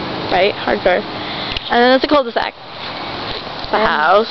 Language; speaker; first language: English; native; English